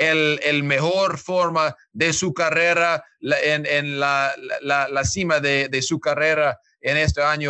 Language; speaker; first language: Spanish; non-native, learner; English